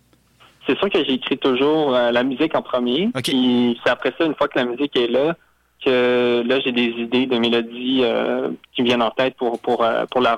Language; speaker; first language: French; native; French